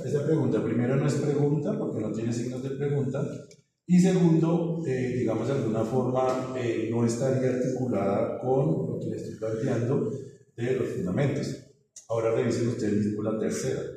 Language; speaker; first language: Spanish; native; Spanish